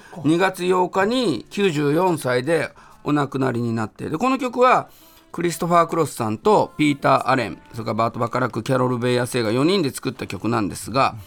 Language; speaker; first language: Japanese; native; Japanese